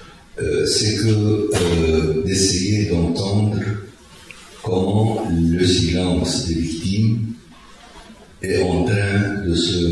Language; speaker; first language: French; non-native, fluent; Arabic